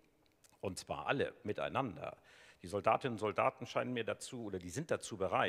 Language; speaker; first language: German; native; German